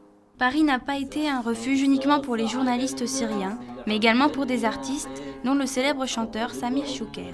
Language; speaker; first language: French; native; French